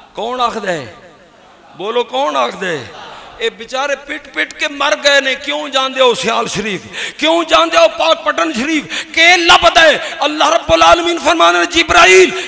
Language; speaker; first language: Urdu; non-native, local second language; Punjabi